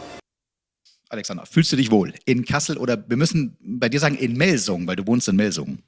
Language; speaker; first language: German; native; German